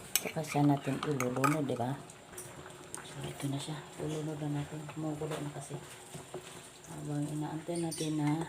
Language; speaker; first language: Filipino; non-native, local second language; Cebuano